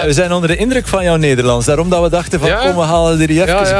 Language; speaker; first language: Dutch; native; Dutch